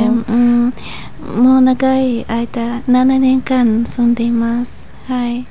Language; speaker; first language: Japanese; non-native, fluent; Bulgarian